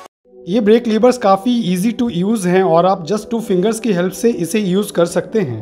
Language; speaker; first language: Hindi; native; Hindi